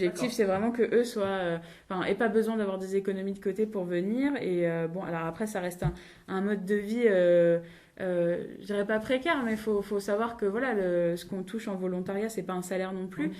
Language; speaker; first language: French; native; French